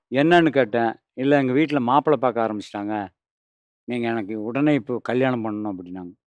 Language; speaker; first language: Tamil; native; Tamil